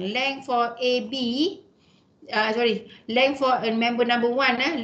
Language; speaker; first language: English; non-native, local second language; Malay